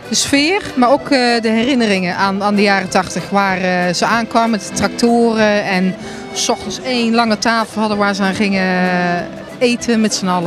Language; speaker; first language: Dutch; native; Dutch